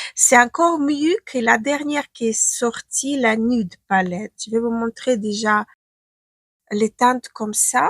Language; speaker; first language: French; non-native, fluent; Ukrainian